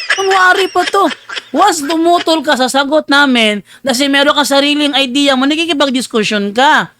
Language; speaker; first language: Filipino; native; Filipino